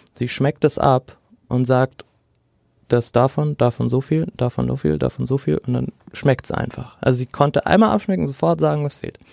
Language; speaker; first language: German; early bilingual, other home language; Arabic